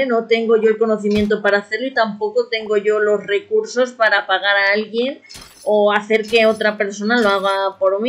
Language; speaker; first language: Spanish; native; Spanish